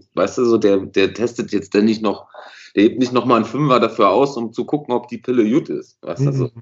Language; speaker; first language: German; native; German